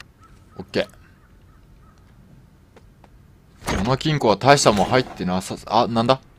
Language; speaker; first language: Japanese; native; Japanese